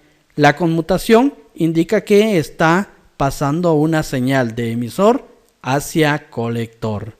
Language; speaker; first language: Spanish; native; Spanish